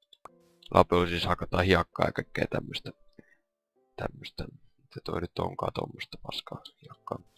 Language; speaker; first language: Finnish; native; Finnish